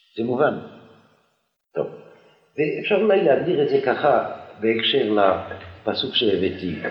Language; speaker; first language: Hebrew; non-native, fluent; French